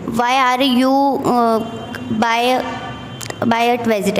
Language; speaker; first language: English; non-native, learner; Hindi